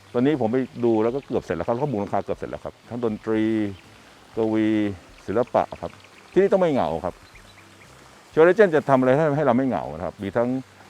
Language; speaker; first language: Thai; native; Thai